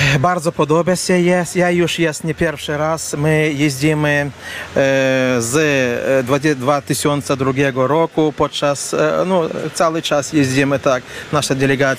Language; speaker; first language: Polish; non-native, learner; Ukrainian